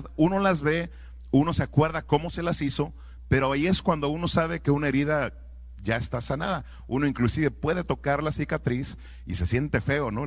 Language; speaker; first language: Spanish; native; Spanish